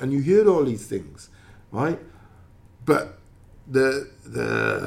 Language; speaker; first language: English; native; English